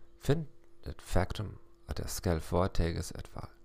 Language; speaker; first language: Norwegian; non-native, learner; German